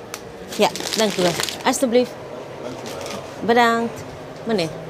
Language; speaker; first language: Dutch; non-native, fluent; Indonesian